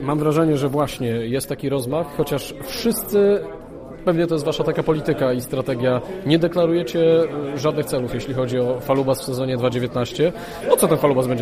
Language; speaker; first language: Polish; native; Polish